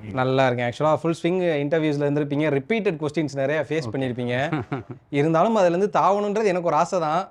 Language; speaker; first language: Tamil; native; Tamil